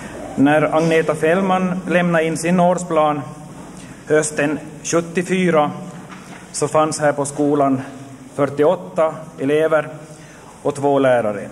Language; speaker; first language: Swedish; native; Swedish